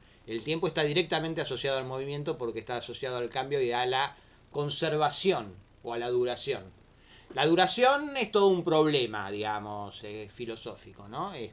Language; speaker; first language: Spanish; native; Spanish